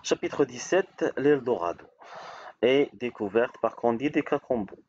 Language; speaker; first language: French; non-native, local second language; Arabic